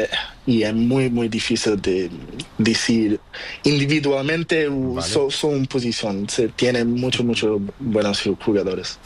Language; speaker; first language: Spanish; non-native, learner; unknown